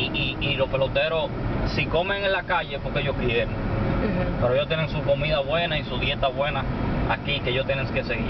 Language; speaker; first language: Spanish; native; Spanish